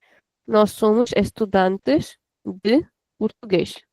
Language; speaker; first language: Portuguese; non-native, fluent; Hindi